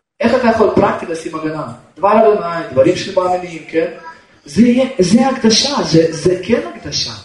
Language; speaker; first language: Hebrew; non-native, fluent; Russian